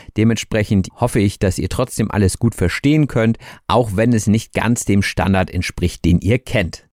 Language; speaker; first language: German; native; German